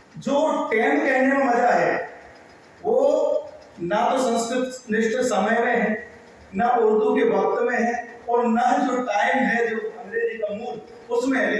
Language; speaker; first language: Hindi; native; Hindi